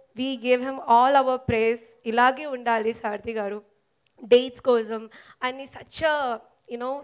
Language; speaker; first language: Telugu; non-native, learner; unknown